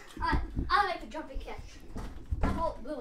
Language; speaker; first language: English; native; English